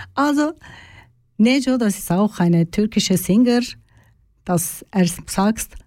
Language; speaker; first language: German; non-native, learner; Turkish